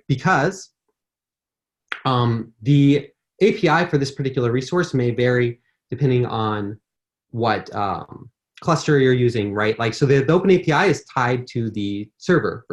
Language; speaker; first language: English; native; English